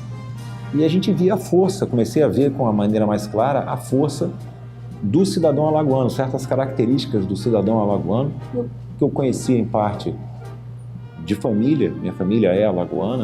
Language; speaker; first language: Portuguese; native; Portuguese